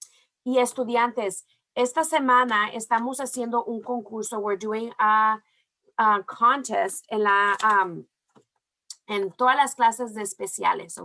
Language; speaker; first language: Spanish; early bilingual, heritage; Spanish